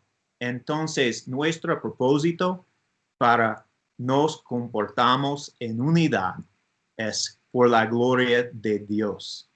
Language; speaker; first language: Spanish; non-native, learner; English